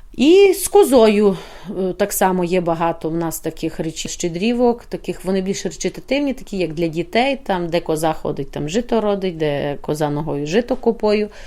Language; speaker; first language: Ukrainian; native; Ukrainian